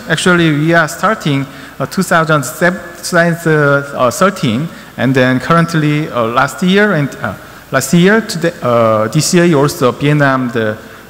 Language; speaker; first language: English; non-native, learner; Korean